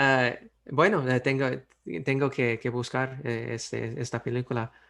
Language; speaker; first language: Spanish; non-native, fluent; English